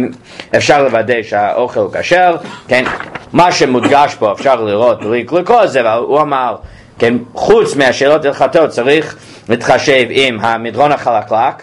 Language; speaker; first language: Hebrew; non-native, fluent; English